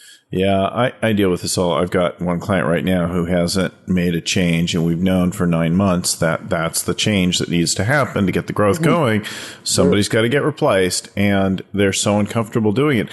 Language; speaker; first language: English; native; English